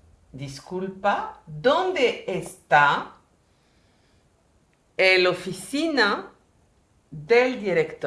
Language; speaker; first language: Spanish; non-native, fluent; French